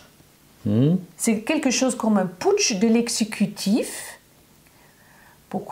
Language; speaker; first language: French; non-native, fluent; German